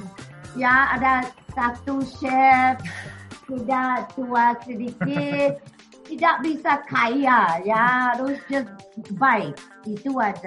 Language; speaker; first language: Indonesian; non-native, learner; English